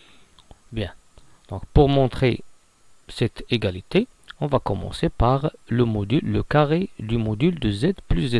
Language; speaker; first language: French; non-native, local second language; Arabic